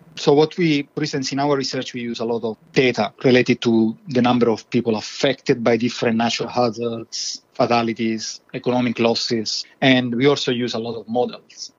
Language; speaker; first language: English; non-native, fluent; Italian